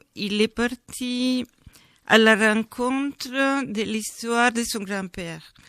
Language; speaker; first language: French; non-native, fluent; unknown